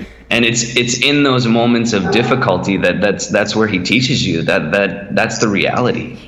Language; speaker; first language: English; native; English